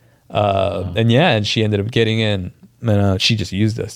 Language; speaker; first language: English; early bilingual, other home language; Spanish